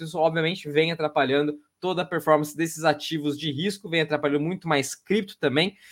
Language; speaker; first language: Portuguese; native; Portuguese